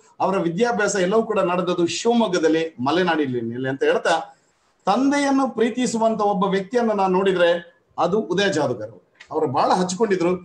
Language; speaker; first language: Kannada; native; Kannada